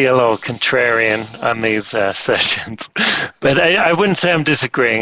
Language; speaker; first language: English; native; English